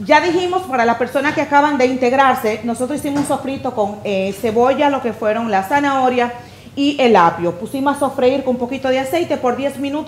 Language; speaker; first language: Spanish; native; Spanish